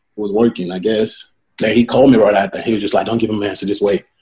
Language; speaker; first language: English; non-native, local second language; Yoruba